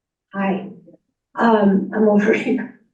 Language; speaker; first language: English; native; English